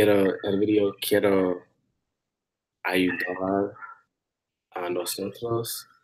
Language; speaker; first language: Spanish; non-native, learner; English